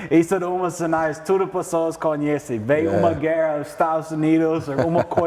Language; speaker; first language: Portuguese; non-native, learner; English